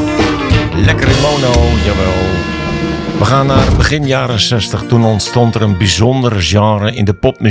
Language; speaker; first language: Dutch; native; Dutch